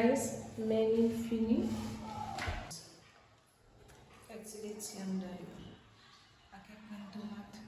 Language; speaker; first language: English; non-native, learner; Haitian Creole